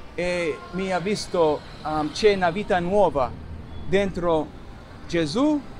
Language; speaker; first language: Italian; non-native, fluent; English